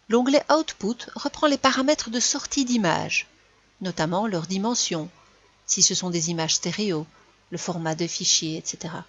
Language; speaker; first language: French; native; French